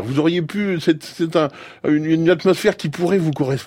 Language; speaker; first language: French; native; French